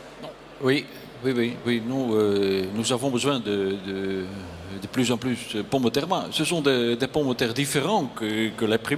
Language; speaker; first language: French; non-native, learner; Dutch